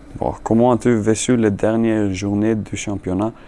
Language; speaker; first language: French; non-native, learner; Icelandic